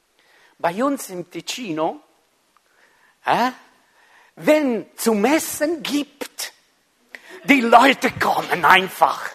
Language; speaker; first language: German; non-native, fluent; Italian